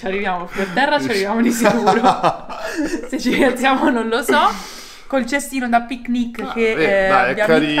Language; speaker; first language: Italian; native; Italian